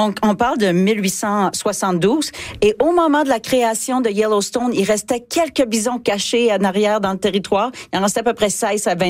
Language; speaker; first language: French; native; French